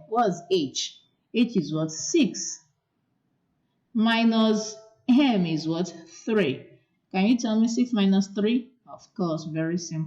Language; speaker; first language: English; non-native, local second language; Yoruba